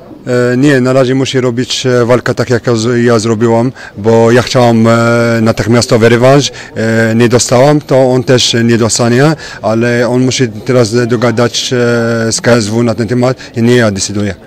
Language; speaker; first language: Polish; non-native, fluent; French